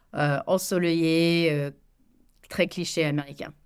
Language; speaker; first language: French; non-native, fluent; English